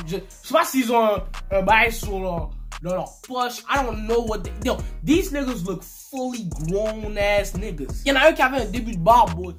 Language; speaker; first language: French; early bilingual, heritage; French